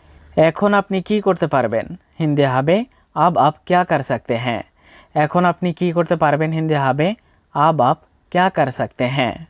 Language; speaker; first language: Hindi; non-native, fluent; Bangla